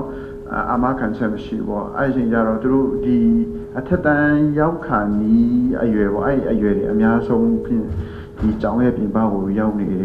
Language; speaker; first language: Burmese; non-native, local second language; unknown